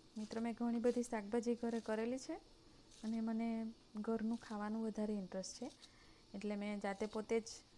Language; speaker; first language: Gujarati; non-native, local second language; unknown